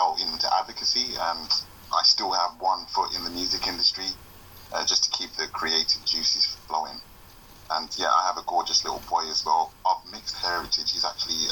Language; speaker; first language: English; native; English